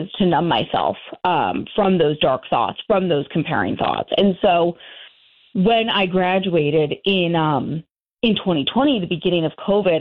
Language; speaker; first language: English; native; English